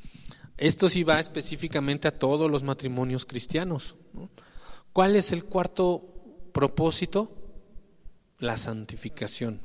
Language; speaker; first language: Spanish; native; Spanish